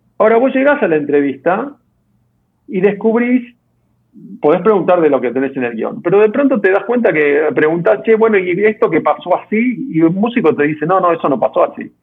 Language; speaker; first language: Spanish; native; Spanish